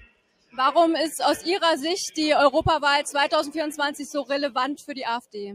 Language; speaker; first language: German; native; German